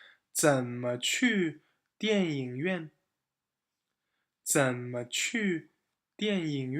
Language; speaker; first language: Chinese; non-native, fluent; English